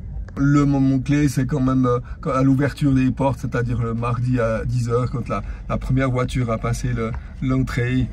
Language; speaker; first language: French; native; French